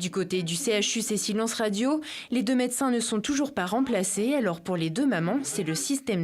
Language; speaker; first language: French; native; French